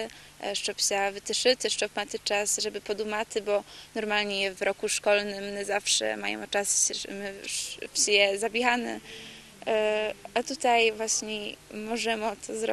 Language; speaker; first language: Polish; non-native, local second language; Rusyn